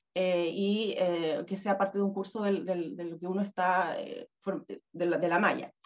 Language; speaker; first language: Spanish; native; Spanish